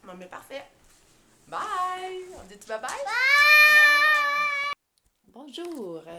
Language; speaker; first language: French; native; French